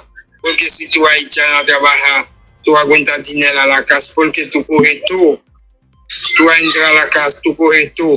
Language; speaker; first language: Spanish; non-native, learner; Haitian Creole